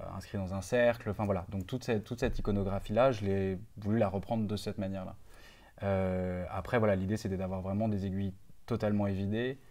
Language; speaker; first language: French; native; French